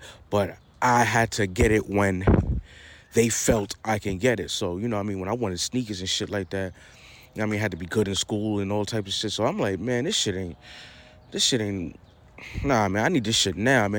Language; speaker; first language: English; native; English